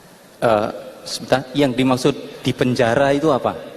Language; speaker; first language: Indonesian; native; Indonesian